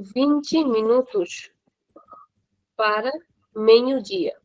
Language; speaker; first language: Portuguese; non-native, fluent; Hindi